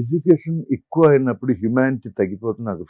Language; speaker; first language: Telugu; non-native, fluent; Malayalam